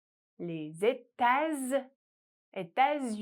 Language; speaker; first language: French; non-native, fluent; English